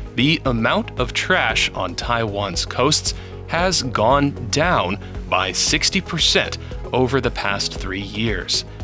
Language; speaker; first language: English; native; English